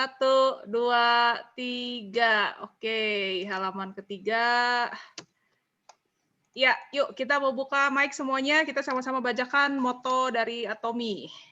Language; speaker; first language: Indonesian; native; Indonesian